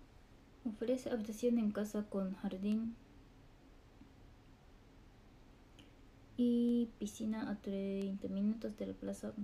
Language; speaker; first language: Spanish; non-native, learner; Japanese